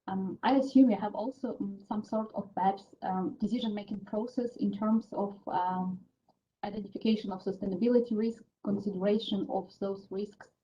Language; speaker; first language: English; non-native, fluent; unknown